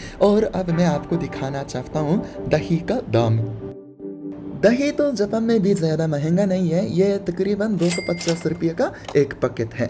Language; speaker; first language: Hindi; non-native, fluent; Japanese